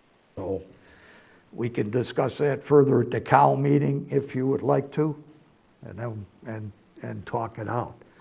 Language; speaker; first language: English; native; English